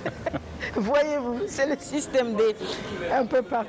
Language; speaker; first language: French; non-native, local second language; Wolof